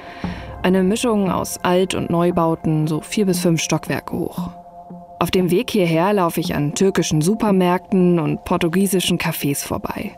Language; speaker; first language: German; native; German